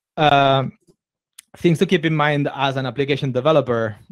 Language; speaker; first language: English; non-native, fluent; Catalan